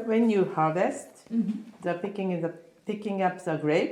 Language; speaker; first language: English; non-native, learner; Japanese